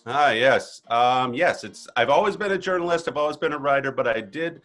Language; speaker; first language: English; native; English